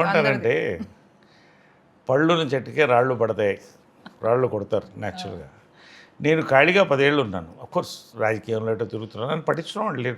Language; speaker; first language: Telugu; native; Telugu